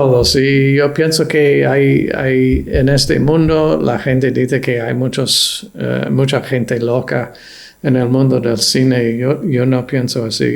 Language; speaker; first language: Spanish; non-native, fluent; English